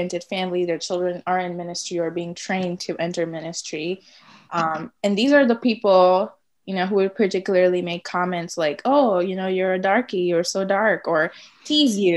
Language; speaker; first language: English; non-native, local second language; Tamil